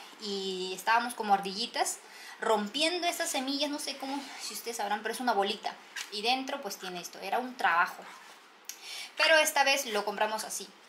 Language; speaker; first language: Spanish; native; Spanish